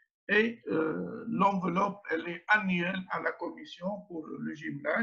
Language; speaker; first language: French; non-native, local second language; Arabic